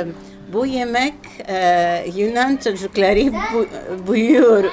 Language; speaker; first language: Turkish; non-native, learner; Greek